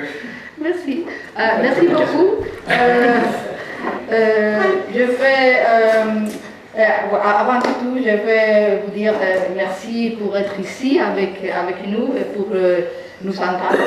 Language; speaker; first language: French; non-native, fluent; Spanish